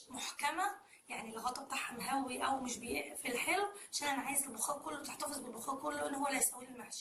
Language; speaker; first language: Arabic; native; Arabic